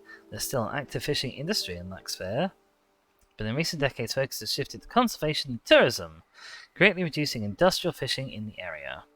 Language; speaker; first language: English; native; English